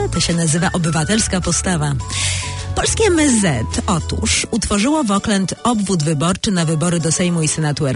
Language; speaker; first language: Polish; native; Polish